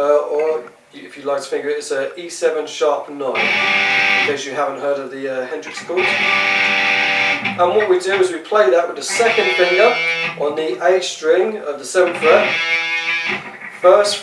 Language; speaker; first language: English; native; English